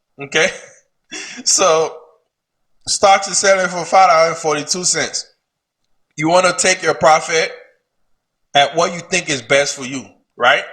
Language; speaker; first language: English; native; English